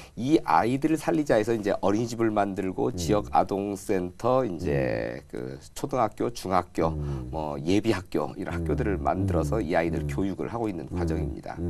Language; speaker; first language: Korean; native; Korean